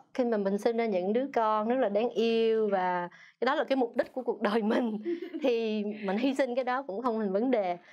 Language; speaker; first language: Vietnamese; native; Vietnamese